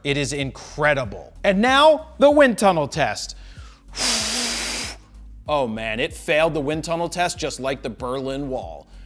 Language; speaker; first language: English; native; English